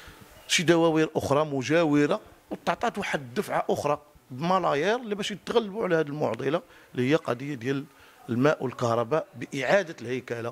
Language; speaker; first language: Arabic; native; Arabic